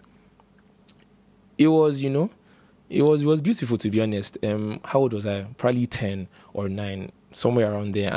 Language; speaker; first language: English; non-native, local second language; Igbo